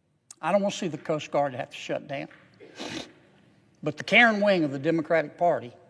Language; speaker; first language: English; native; English